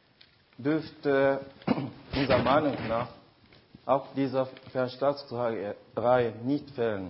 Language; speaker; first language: German; non-native, fluent; Japanese